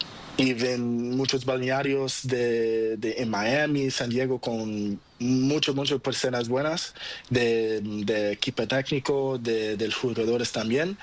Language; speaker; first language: Spanish; non-native, learner; Portuguese